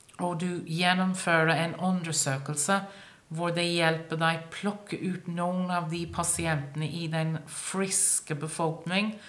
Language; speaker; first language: Norwegian; non-native, fluent; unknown